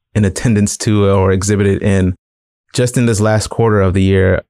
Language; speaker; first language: English; native; English